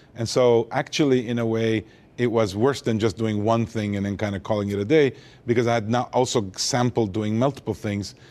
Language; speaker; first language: English; early bilingual, other home language; Armenian